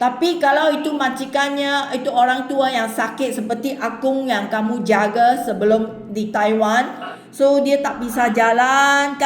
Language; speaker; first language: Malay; non-native, local second language; Chinese